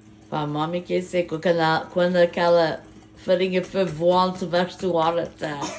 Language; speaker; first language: Portuguese; early bilingual, heritage; Portuguese